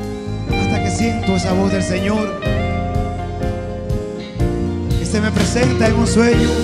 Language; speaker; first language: Spanish; native; Spanish